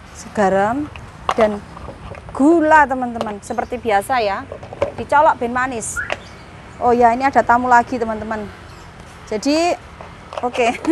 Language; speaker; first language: Indonesian; non-native, local second language; Javanese